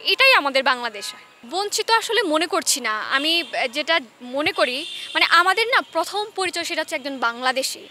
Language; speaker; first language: Bangla; non-native, local second language; Chakma